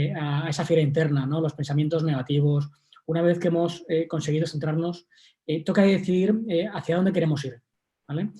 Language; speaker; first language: Spanish; native; Spanish